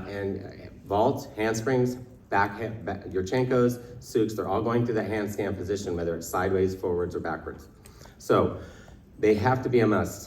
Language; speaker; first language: English; native; English